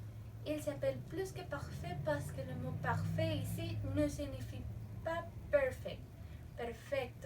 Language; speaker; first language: French; non-native, learner; Spanish